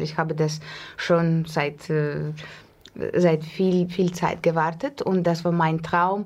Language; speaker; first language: German; non-native, learner; Russian